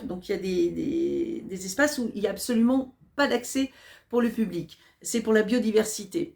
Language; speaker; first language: French; native; French